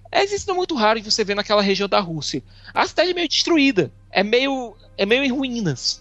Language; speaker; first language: Portuguese; native; Portuguese